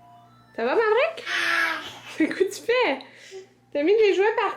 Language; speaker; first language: French; native; French